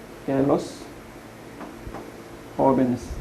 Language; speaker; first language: Spanish; non-native, fluent; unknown